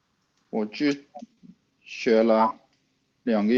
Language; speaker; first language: Chinese; non-native, learner; Swedish